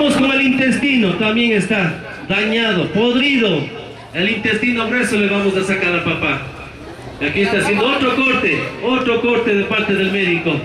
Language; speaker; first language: Spanish; native; Spanish